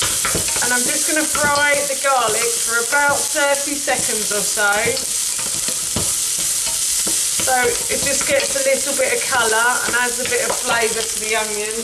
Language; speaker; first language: English; native; English